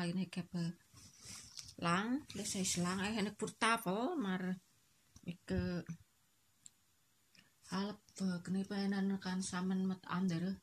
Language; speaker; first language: Dutch; non-native, local second language; Indonesian